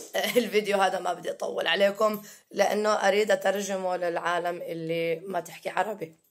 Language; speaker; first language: Arabic; early bilingual, heritage; Arabic